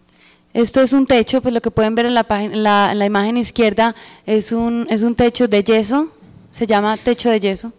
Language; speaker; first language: Spanish; native; Spanish